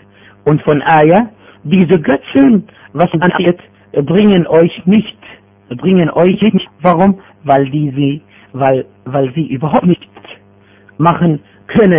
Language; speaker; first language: German; non-native, fluent; Arabic